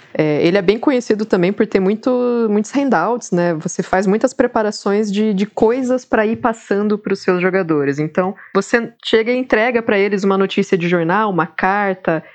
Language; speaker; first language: Portuguese; native; Portuguese